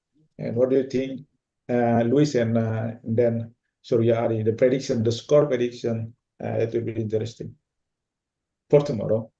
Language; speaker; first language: English; non-native, fluent; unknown